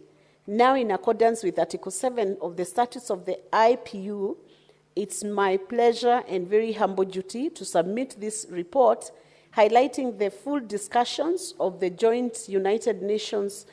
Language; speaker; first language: English; non-native, local second language; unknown